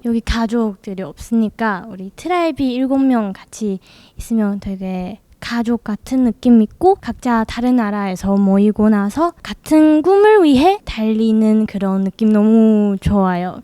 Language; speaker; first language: Korean; non-native, learner; English